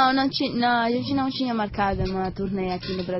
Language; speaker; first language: Portuguese; non-native, learner; Spanish